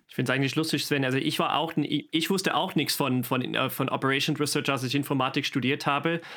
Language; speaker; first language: German; non-native, fluent; English